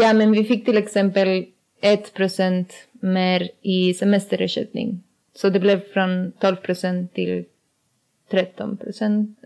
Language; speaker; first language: Swedish; non-native, learner; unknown